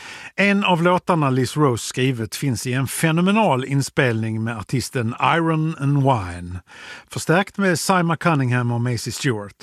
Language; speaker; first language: Swedish; native; Swedish